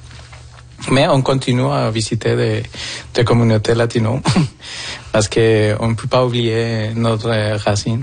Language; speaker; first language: French; non-native, fluent; Spanish